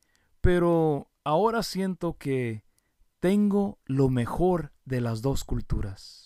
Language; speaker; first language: Spanish; early bilingual, heritage; Spanish